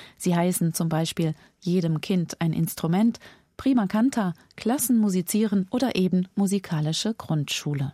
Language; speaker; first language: German; native; German